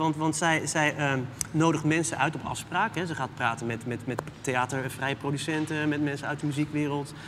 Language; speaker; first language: Dutch; native; Dutch